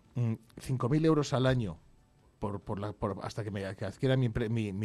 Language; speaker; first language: Spanish; native; Spanish